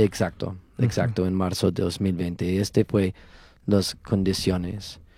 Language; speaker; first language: Spanish; non-native, learner; English